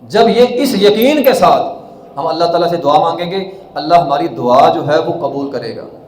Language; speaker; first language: Urdu; non-native, local second language; Punjabi